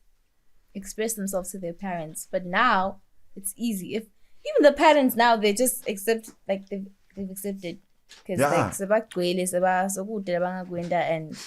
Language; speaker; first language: English; non-native, local second language; Swati